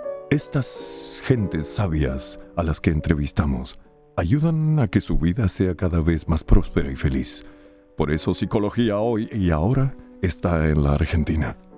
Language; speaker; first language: Spanish; native; Spanish